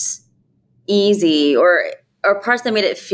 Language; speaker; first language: English; native; English